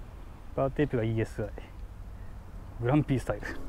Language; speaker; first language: Japanese; native; Japanese